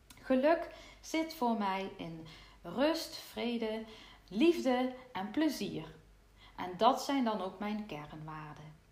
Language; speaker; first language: Dutch; native; Dutch